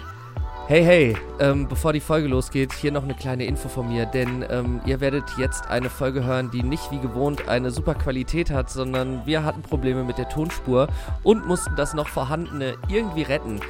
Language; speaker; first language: German; native; German